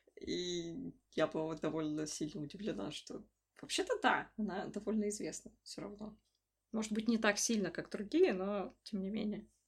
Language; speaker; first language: Russian; native; Russian